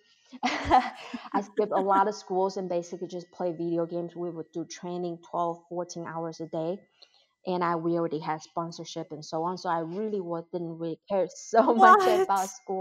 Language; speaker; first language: English; non-native, fluent; Chinese